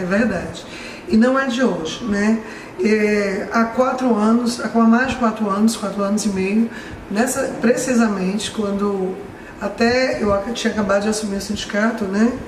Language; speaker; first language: Portuguese; native; Portuguese